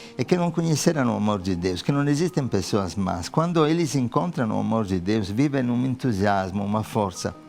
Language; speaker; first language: Portuguese; non-native, fluent; Italian